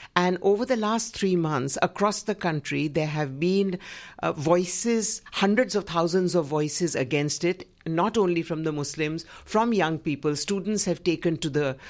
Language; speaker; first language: English; non-native, local second language; Gujarati